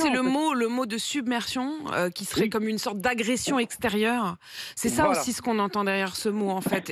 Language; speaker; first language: French; native; French